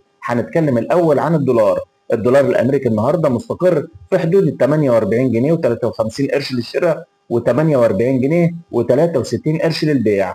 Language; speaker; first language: Arabic; native; Arabic